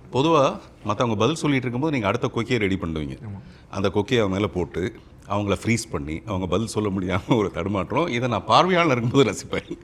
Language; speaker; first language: Tamil; non-native, local second language; Telugu